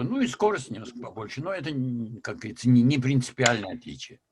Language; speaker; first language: Russian; native; Russian